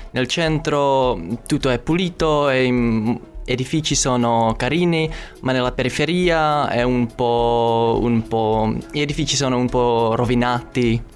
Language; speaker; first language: Italian; non-native, learner; Czech